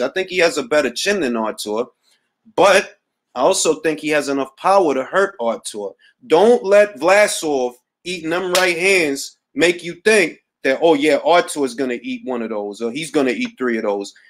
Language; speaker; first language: English; early bilingual, other home language; Spanish